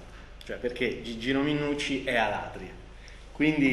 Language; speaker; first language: Italian; native; Italian